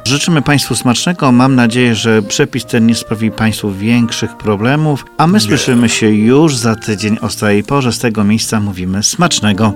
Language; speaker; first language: Polish; native; Polish